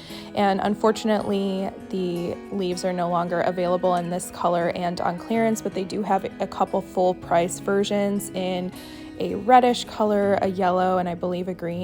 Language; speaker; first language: English; native; English